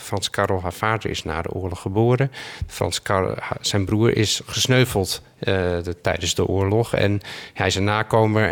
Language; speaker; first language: Dutch; native; Dutch